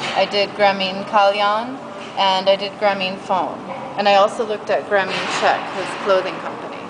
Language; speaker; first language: English; native; English